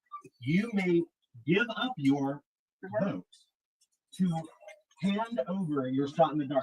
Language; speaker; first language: English; native; English